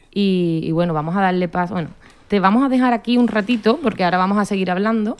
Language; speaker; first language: Spanish; native; Spanish